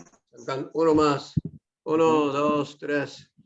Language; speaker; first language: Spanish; non-native, learner; Korean